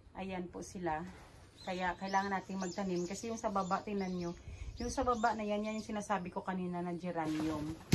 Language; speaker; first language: Filipino; non-native, local second language; Cebuano